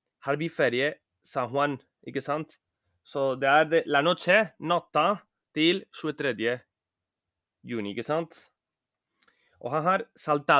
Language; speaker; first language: Norwegian; non-native, fluent; Spanish